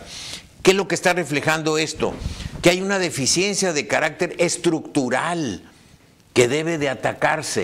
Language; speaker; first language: Spanish; native; Spanish